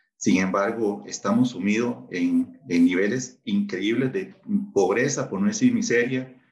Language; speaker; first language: Spanish; native; Spanish